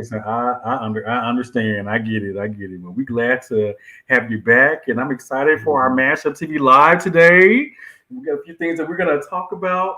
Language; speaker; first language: English; native; English